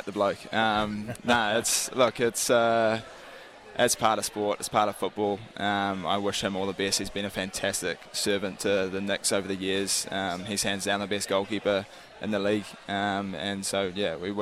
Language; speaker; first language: English; native; English